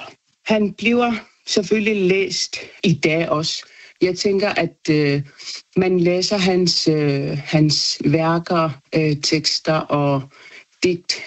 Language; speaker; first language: Danish; non-native, local second language; Kalaallisut